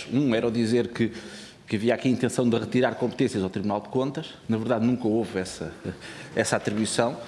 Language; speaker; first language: Portuguese; native; Portuguese